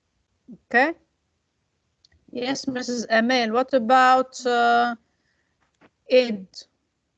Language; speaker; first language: English; non-native, fluent; Arabic